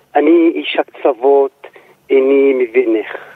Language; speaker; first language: Hebrew; non-native, local second language; Arabic